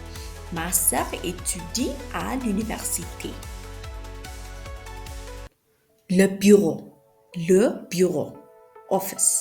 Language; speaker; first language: French; non-native, fluent; Amharic